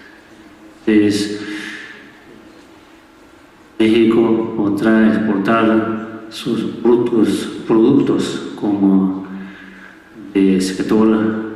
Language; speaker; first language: Spanish; non-native, learner; Chinese